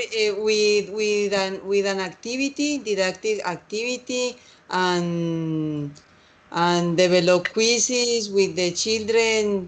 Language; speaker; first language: English; non-native, learner; Spanish